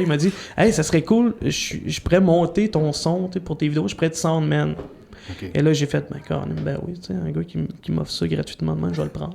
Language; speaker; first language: French; native; French